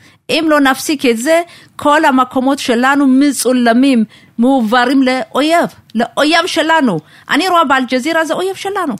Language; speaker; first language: Hebrew; non-native, fluent; Amharic